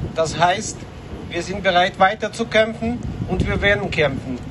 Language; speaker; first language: German; non-native, fluent; Ukrainian